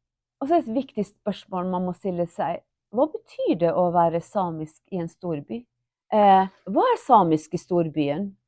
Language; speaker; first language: Norwegian; non-native, local second language; Northern Sami